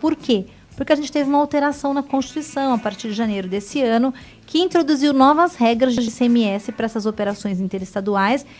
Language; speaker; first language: Portuguese; native; Portuguese